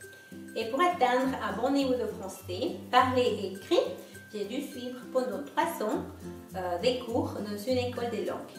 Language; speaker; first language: French; non-native, fluent; Spanish